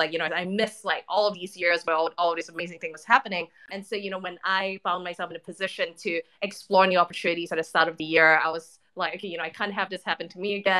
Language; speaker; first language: English; native; English